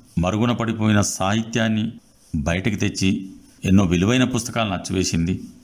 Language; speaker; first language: Telugu; native; Telugu